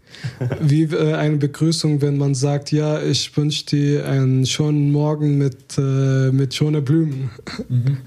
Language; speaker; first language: German; non-native, learner; Arabic